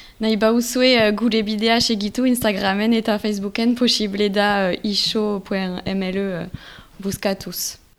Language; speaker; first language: Basque; native; Basque